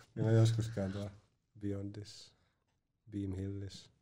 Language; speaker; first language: Finnish; native; Finnish